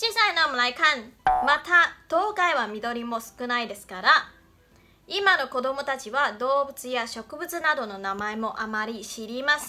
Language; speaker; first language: Japanese; non-native, fluent; Chinese